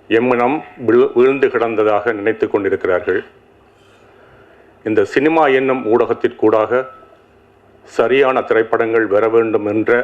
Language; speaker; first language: Tamil; native; Tamil